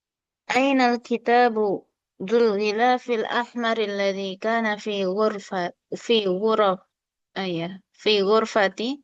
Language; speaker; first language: Arabic; non-native, fluent; Indonesian